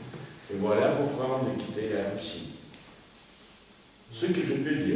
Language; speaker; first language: French; non-native, fluent; Russian